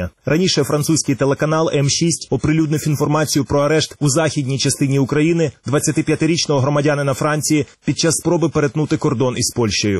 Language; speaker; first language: Ukrainian; native; Ukrainian